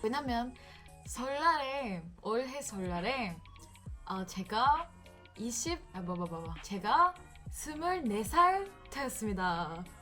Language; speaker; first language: Korean; non-native, fluent; English